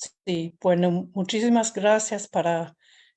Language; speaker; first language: Spanish; non-native, fluent; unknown